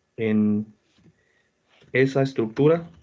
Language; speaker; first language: Spanish; native; Spanish